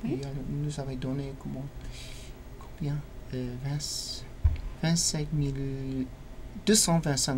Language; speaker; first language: French; non-native, learner; English